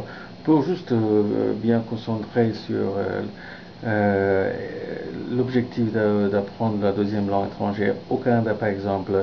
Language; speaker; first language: French; non-native, fluent; Bangla